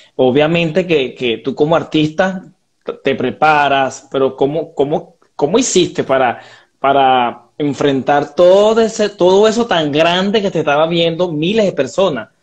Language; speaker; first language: Spanish; native; Spanish